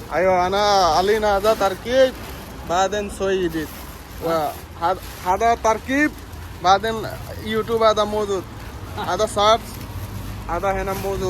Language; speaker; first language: Arabic; non-native, learner; Bangla